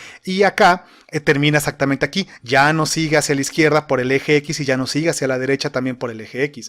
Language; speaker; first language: Spanish; native; Spanish